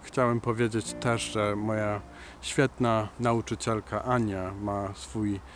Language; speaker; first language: Polish; non-native, learner; English